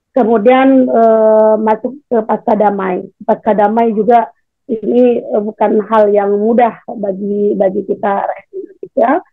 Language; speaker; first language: Indonesian; native; Indonesian